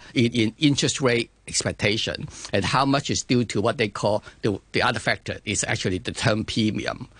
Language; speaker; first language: English; non-native, fluent; Chinese